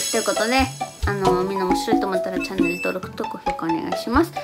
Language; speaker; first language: Japanese; non-native, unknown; Spanish